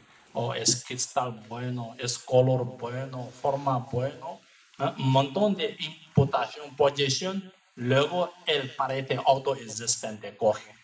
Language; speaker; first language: Spanish; non-native, learner; Tibetan